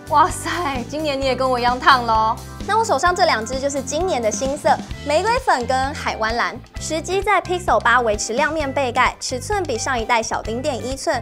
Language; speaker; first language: Chinese; native; Chinese